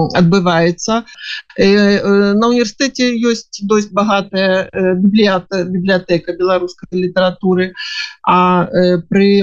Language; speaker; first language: Belarusian; non-native, local second language; Russian